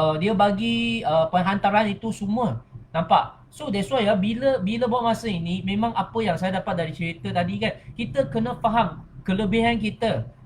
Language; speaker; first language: Malay; non-native, local second language; Chinese